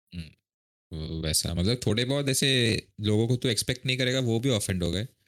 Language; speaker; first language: Hindi; non-native, local second language; Marathi